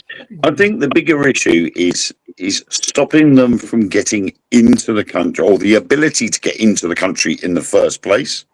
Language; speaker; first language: English; native; English